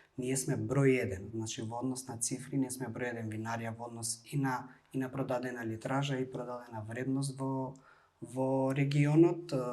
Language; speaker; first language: Macedonian; non-native, local second language; Albanian